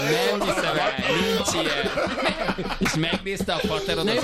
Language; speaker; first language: Hungarian; native; Hungarian